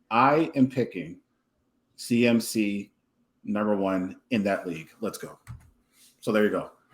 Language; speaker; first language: English; native; English